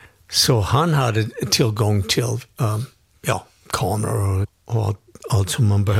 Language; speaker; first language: Swedish; non-native, fluent; English